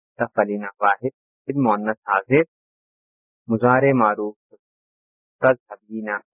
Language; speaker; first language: Urdu; native; Urdu